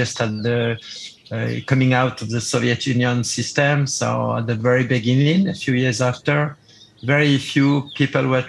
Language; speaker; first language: English; non-native, fluent; French